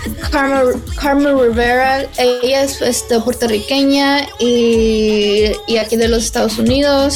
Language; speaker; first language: Spanish; early bilingual, heritage; Spanish